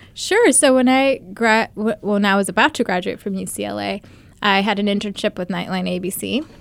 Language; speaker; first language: English; early bilingual, other home language; Bangla